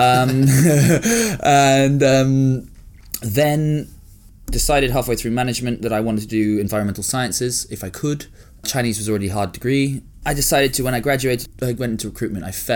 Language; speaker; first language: English; native; English